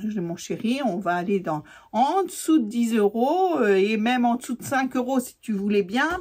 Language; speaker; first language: French; native; French